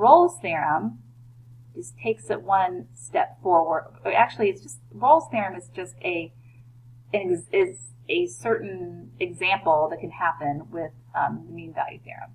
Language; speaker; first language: English; native; English